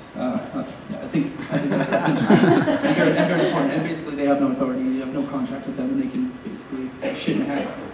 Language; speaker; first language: English; native; English